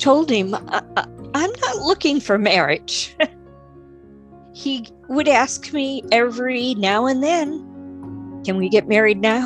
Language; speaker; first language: English; native; English